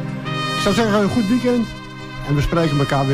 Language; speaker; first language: Dutch; native; Dutch